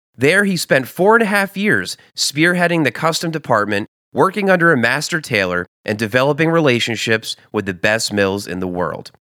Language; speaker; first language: English; native; English